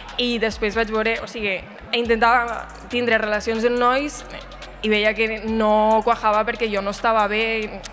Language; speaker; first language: Catalan; native; Catalan